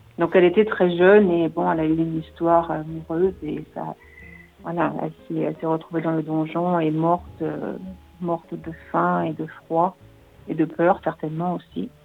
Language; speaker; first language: French; native; French